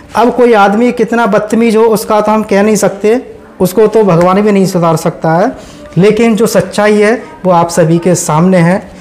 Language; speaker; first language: Hindi; native; Hindi